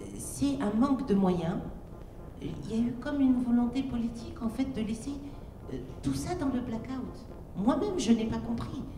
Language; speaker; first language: French; native; French